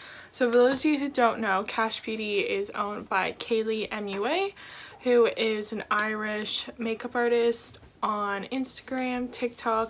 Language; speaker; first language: English; native; English